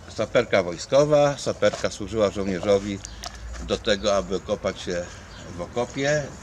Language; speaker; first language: Polish; native; Polish